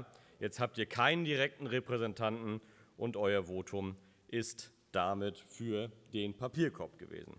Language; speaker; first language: German; native; German